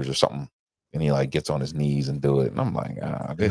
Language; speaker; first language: English; native; English